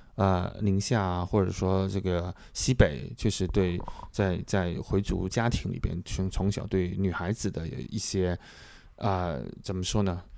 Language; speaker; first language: Chinese; native; Chinese